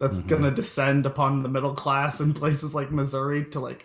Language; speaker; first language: English; native; English